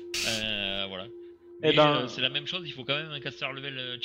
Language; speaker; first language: French; native; French